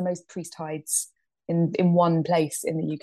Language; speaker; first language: English; native; English